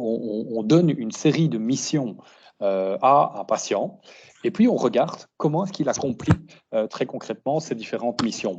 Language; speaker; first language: French; native; French